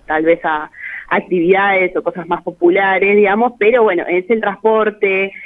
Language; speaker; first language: Spanish; native; Spanish